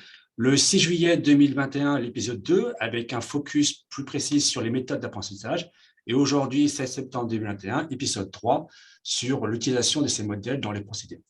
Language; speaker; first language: French; native; French